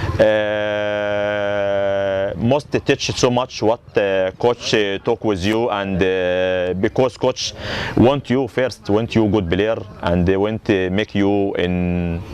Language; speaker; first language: English; non-native, learner; Arabic